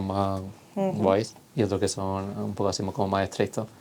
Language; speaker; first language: Spanish; non-native, fluent; Croatian